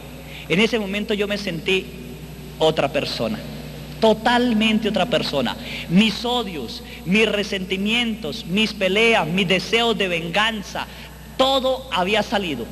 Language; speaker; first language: Spanish; native; Spanish